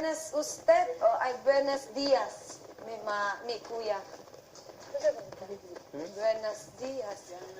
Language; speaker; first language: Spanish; non-native, learner; Filipino